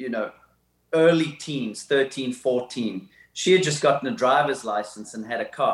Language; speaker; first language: English; native; English